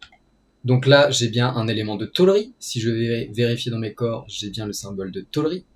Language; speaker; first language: French; native; French